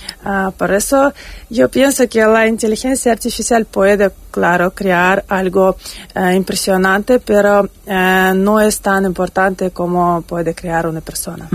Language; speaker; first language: Spanish; non-native, learner; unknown